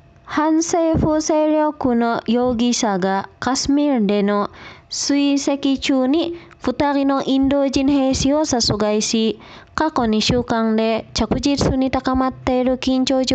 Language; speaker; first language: Japanese; non-native, fluent; Indonesian